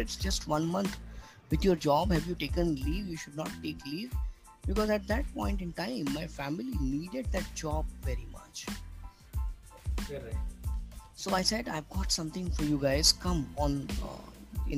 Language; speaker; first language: English; non-native, local second language; Hindi